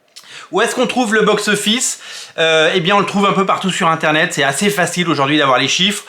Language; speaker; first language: French; native; French